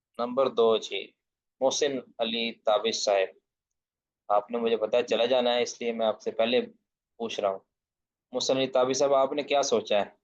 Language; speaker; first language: Urdu; non-native, local second language; Punjabi